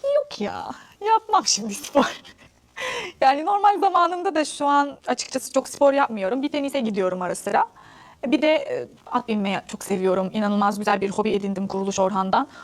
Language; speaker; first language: Turkish; non-native, fluent; Arabic